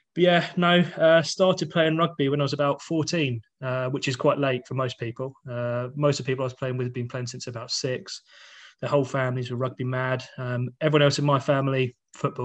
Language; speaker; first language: English; native; English